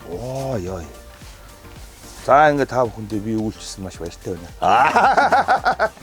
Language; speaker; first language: Mongolian; native; Mongolian